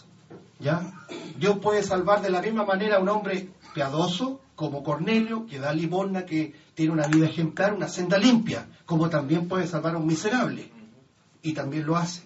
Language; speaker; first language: Spanish; native; Spanish